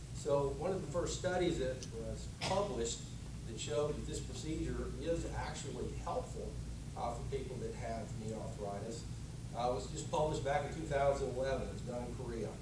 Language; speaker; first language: English; native; English